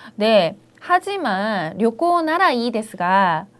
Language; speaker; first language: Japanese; non-native, fluent; Korean